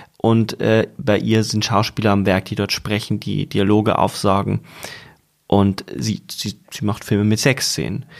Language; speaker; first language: German; native; German